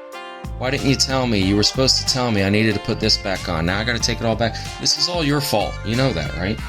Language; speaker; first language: English; native; English